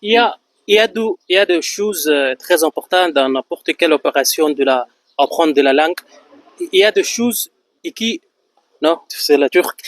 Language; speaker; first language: French; non-native, fluent; Arabic